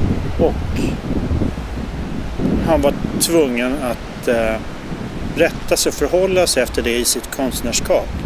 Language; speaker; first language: Swedish; native; Swedish